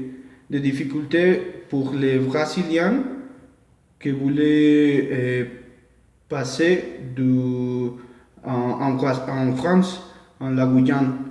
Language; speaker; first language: French; non-native, learner; Portuguese